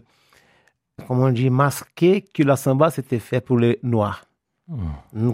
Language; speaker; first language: French; non-native, fluent; Portuguese